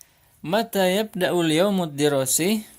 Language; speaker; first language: Arabic; non-native, fluent; Indonesian